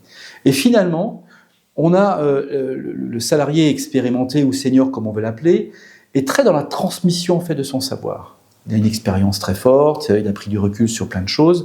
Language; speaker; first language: French; native; French